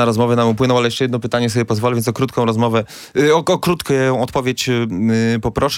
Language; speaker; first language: Polish; native; Polish